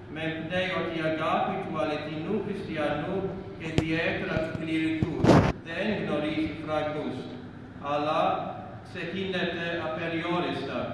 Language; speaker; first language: Greek; non-native, fluent; English